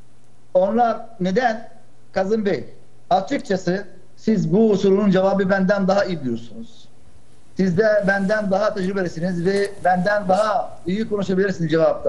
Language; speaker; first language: Turkish; non-native, fluent; Arabic